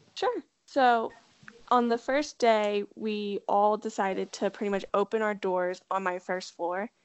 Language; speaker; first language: English; native; English